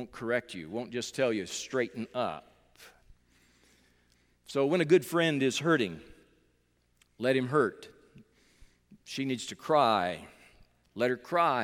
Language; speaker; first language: English; native; English